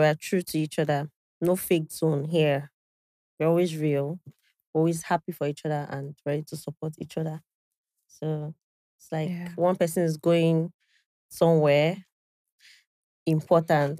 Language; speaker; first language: English; non-native, local second language; Igbo